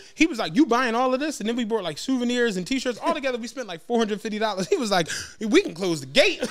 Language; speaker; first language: English; native; English